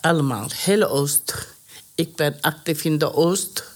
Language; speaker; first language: Dutch; non-native, learner; Persian